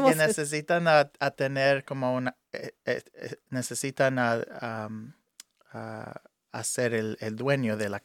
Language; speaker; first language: Spanish; early bilingual, heritage; English